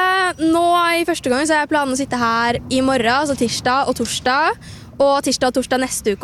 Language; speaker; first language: Norwegian; native; Norwegian